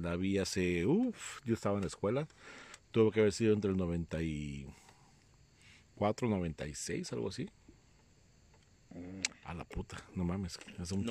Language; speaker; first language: Spanish; native; Spanish